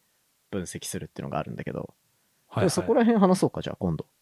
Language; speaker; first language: Japanese; native; Japanese